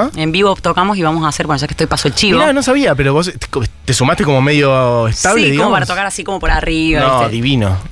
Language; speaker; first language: Spanish; native; Spanish